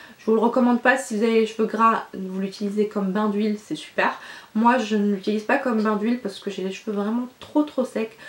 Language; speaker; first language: French; non-native, local second language; Arabic